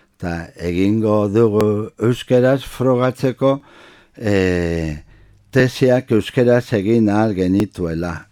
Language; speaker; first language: Basque; non-native, local second language; Spanish